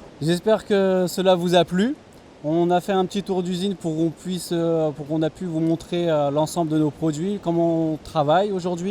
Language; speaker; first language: French; native; French